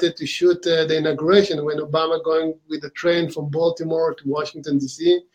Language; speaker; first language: English; non-native, fluent; Hebrew